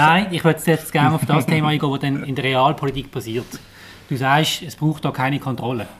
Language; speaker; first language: German; native; German